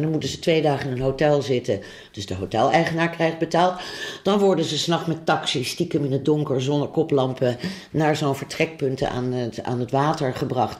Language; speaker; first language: Dutch; native; Dutch